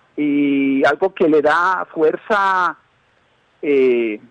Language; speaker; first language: Spanish; non-native, fluent; German